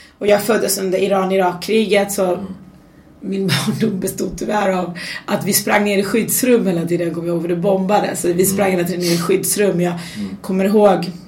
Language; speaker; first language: Swedish; early bilingual, other home language; Persian